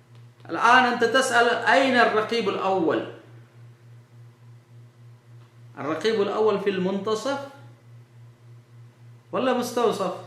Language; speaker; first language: Arabic; non-native, fluent; Urdu